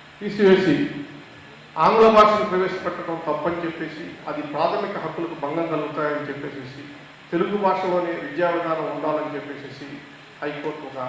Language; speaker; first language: Telugu; native; Telugu